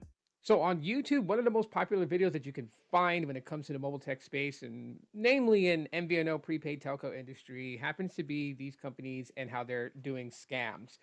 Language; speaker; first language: English; native; English